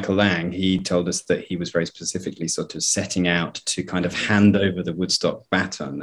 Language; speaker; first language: English; native; English